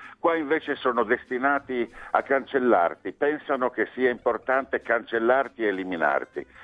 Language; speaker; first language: Italian; native; Italian